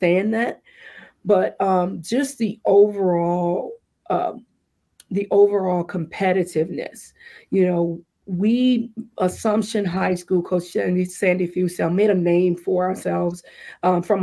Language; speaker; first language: English; native; English